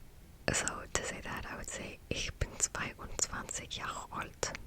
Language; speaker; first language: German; non-native, learner; English